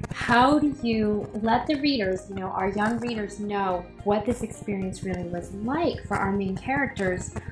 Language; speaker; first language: English; native; English